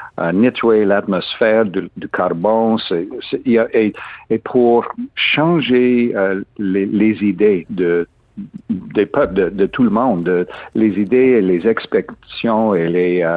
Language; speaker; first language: French; non-native, learner; English